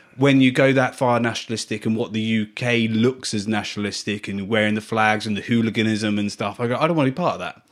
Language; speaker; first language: English; native; English